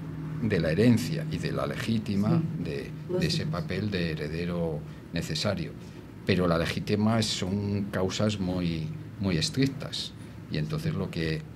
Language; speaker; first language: Spanish; native; Spanish